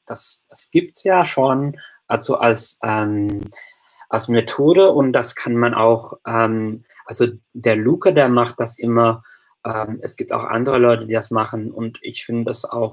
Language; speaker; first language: German; non-native, fluent; English